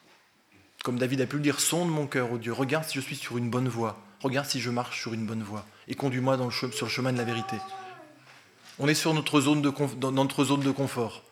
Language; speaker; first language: French; native; French